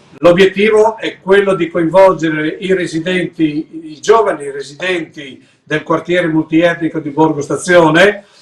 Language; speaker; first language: Italian; native; Italian